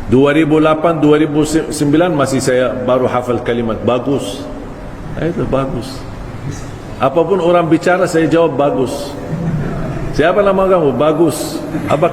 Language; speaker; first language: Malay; non-native, fluent; Arabic